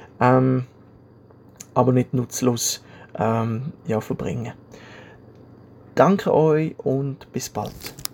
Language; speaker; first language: German; native; German